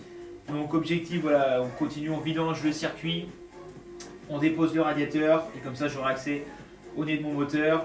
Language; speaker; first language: French; native; French